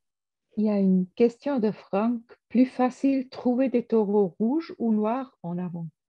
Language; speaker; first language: French; non-native, fluent; German